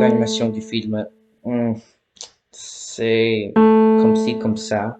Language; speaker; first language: French; non-native, learner; English